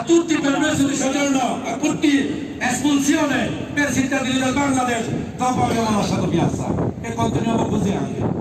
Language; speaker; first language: Italian; non-native, fluent; Bangla